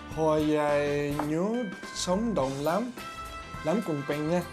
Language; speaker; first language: Vietnamese; non-native, learner; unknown